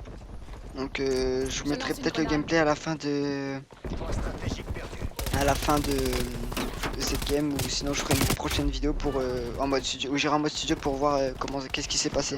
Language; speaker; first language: French; native; French